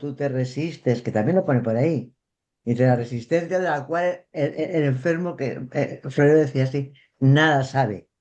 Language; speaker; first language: Spanish; native; Spanish